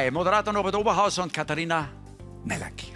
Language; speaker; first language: German; native; German